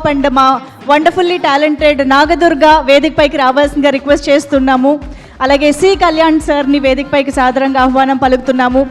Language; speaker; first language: Telugu; native; Telugu